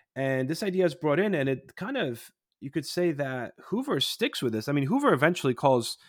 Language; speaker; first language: English; non-native, fluent; Polish